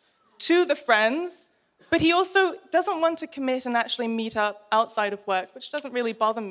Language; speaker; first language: English; native; English